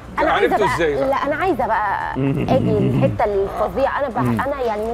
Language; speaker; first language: Arabic; native; Arabic